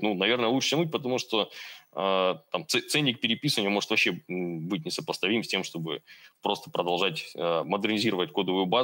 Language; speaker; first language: Russian; native; Russian